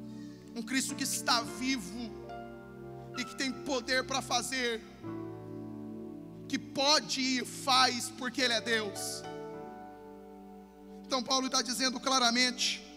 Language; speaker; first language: Portuguese; native; Portuguese